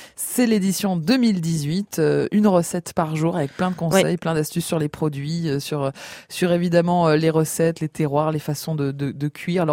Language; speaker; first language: French; native; French